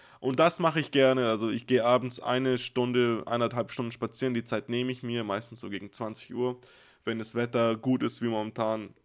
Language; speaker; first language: German; native; German